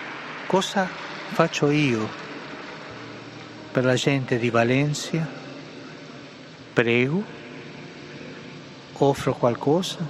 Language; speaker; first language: Italian; non-native, fluent; Spanish